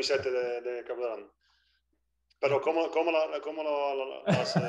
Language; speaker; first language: Spanish; non-native, fluent; Italian